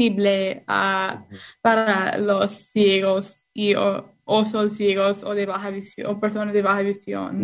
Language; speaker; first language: Spanish; non-native, learner; English